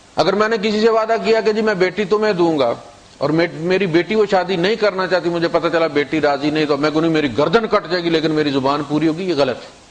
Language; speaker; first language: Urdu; non-native, local second language; Punjabi